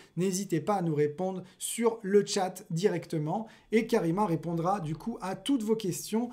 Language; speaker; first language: French; native; French